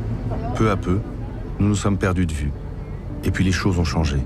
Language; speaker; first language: French; early bilingual, other home language; Arabic